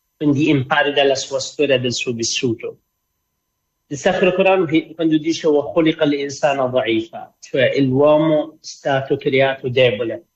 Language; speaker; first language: Italian; non-native, fluent; Arabic